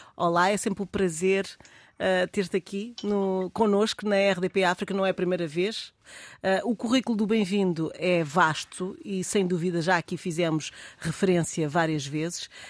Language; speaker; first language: Portuguese; native; Portuguese